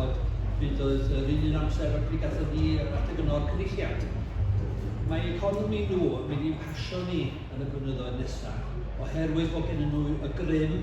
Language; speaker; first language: Welsh; native; Welsh